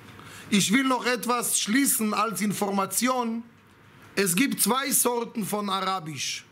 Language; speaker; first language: German; non-native, fluent; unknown